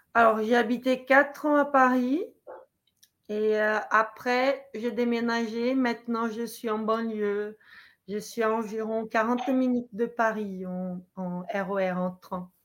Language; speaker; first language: French; non-native, fluent; Portuguese